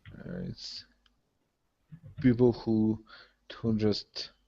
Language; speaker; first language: English; non-native, learner; Russian